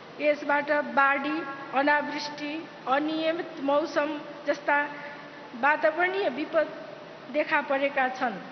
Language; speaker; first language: Nepali; native; Nepali